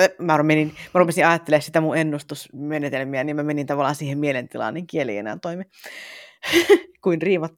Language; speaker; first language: Finnish; native; Finnish